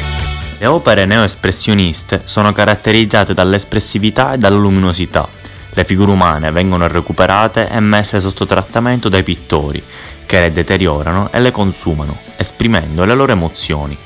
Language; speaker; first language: Italian; native; Italian